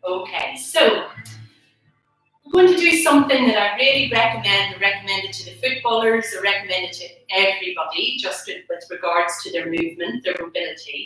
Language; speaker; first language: English; native; English